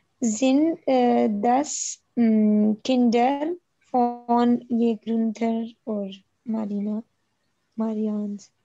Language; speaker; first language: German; non-native, learner; Urdu